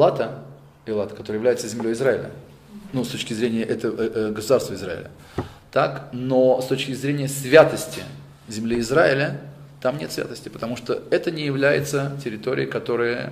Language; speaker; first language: Russian; native; Russian